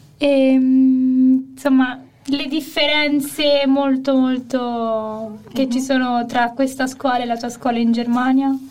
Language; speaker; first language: Italian; native; Italian